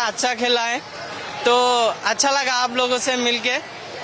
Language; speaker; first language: Hindi; non-native, local second language; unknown